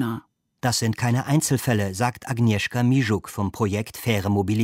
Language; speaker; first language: German; native; German